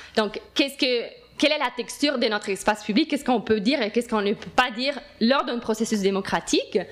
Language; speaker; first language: French; non-native, fluent; Italian